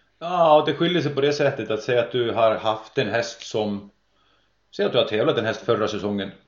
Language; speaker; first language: Swedish; non-native, fluent; Icelandic